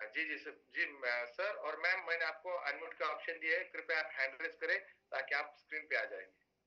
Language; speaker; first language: Hindi; non-native, local second language; Marathi